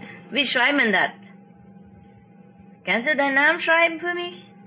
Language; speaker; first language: German; non-native, fluent; Vietnamese